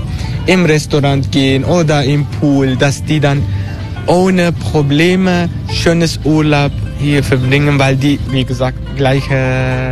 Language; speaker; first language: German; non-native, learner; Turkish